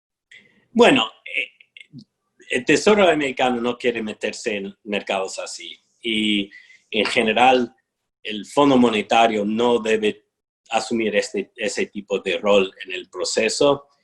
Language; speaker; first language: Spanish; non-native, fluent; English